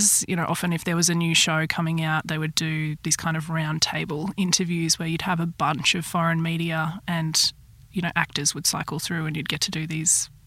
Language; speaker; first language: English; native; English